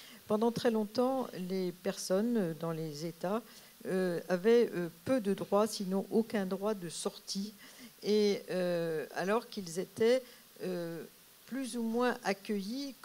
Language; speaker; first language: French; native; French